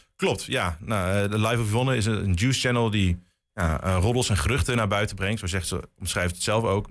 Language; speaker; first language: Dutch; native; Dutch